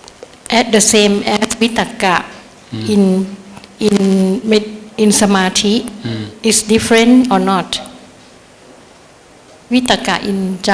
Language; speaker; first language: English; non-native, learner; Thai